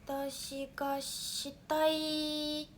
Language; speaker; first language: Japanese; non-native, learner; Korean